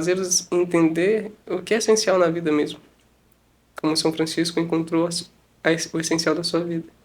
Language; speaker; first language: Portuguese; native; Portuguese